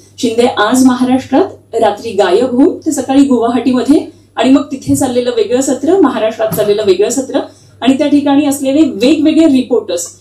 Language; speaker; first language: Marathi; native; Marathi